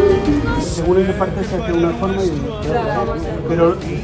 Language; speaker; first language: Spanish; native; Spanish